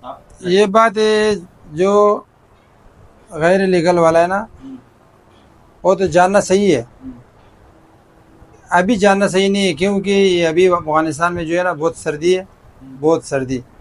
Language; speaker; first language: Hindi; non-native, fluent; Pashto